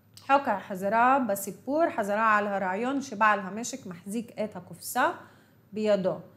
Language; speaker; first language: Hebrew; non-native, local second language; Arabic